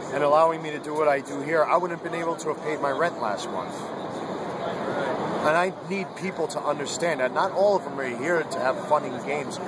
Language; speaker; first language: English; native; English